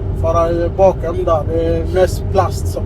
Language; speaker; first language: Swedish; non-native, fluent; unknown